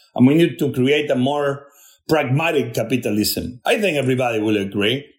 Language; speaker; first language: English; non-native, fluent; Spanish